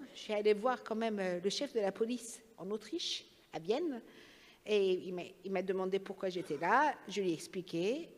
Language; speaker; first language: French; non-native, fluent; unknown